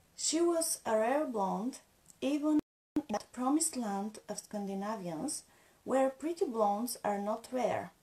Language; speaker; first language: English; non-native, fluent; Bulgarian